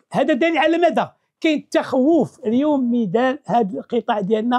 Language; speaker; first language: Arabic; native; Arabic